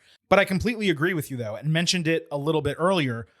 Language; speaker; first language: English; native; English